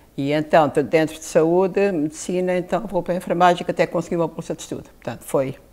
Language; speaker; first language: Portuguese; native; Portuguese